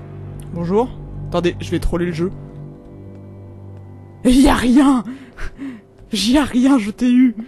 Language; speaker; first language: French; native; French